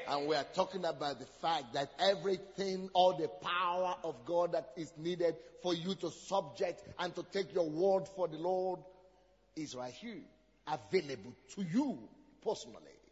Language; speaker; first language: English; non-native, local second language; Yoruba